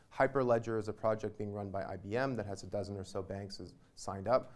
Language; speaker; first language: English; native; English